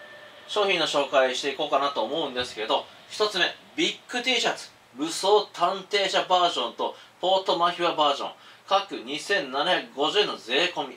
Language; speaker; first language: Japanese; native; Japanese